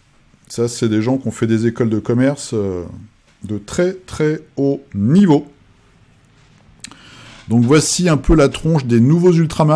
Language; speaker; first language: French; native; French